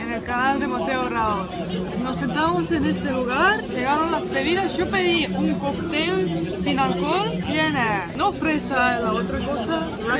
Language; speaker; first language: Spanish; non-native, fluent; Estonian